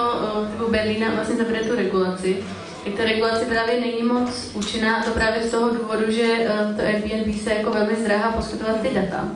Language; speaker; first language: Czech; native; Czech